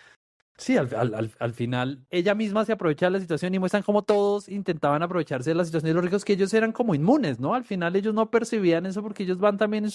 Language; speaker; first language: Spanish; native; Spanish